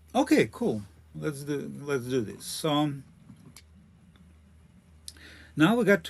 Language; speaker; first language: English; non-native, learner; Russian